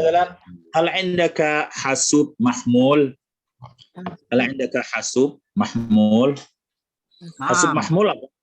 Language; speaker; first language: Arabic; non-native, fluent; Indonesian